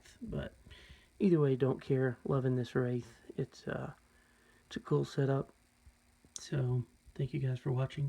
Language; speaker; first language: English; native; English